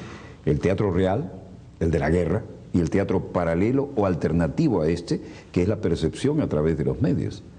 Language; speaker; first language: Spanish; native; Spanish